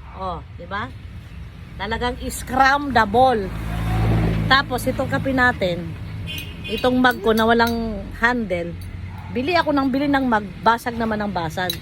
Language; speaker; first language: Filipino; non-native, local second language; Cebuano